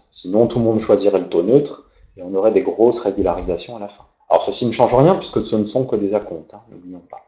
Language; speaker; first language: French; native; French